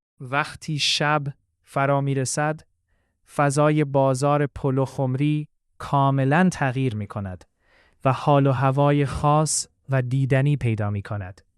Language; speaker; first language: Persian; native; Persian